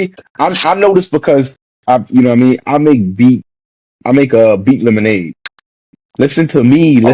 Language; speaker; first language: English; native; English